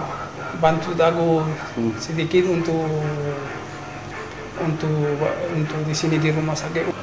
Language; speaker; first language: Indonesian; non-native, learner; Spanish